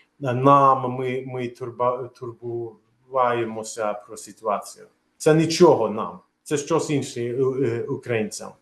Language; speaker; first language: Ukrainian; non-native, learner; Swedish